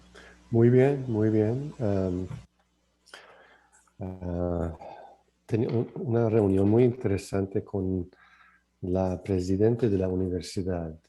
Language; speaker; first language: Spanish; non-native, learner; English